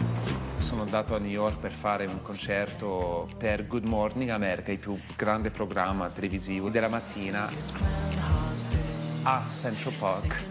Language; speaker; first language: Italian; non-native, fluent; English